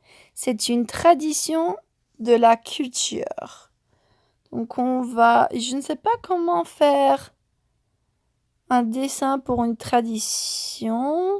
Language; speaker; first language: French; non-native, fluent; Spanish